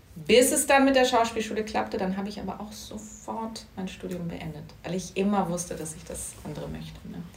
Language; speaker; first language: German; native; German